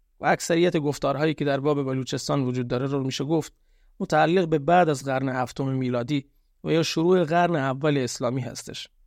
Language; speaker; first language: Persian; non-native, local second language; Baluchi